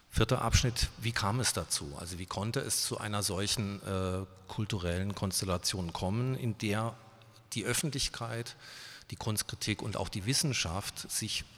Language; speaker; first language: German; native; German